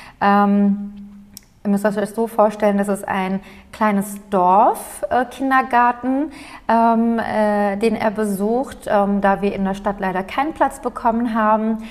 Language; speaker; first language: German; early bilingual, other home language; Turkish